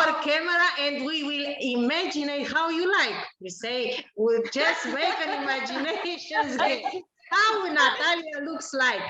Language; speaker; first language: English; non-native, learner; Romanian